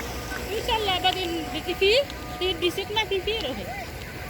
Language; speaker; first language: Arabic; non-native, learner; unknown